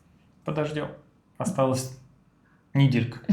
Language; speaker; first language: Russian; native; Russian